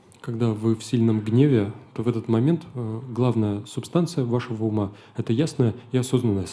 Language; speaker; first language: Russian; native; Russian